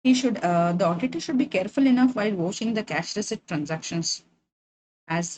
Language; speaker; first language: English; non-native, local second language; Kannada